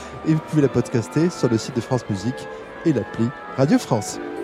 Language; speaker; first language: French; native; French